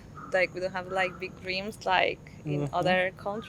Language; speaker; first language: English; non-native, fluent; Spanish